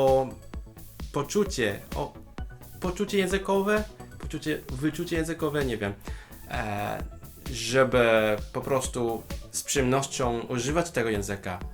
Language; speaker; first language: Polish; non-native, fluent; Cantonese